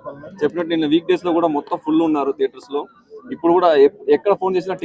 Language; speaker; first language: Telugu; native; Telugu